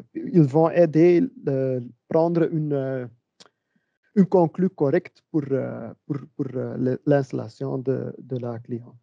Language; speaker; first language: French; non-native, learner; Dutch